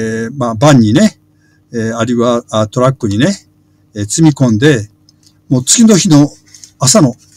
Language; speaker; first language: Japanese; native; Japanese